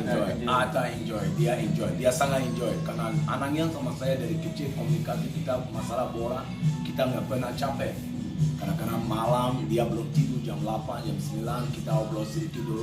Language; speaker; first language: Indonesian; non-native, fluent; English